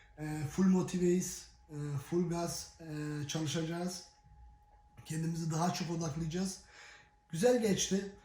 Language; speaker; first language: Turkish; early bilingual, heritage; Turkish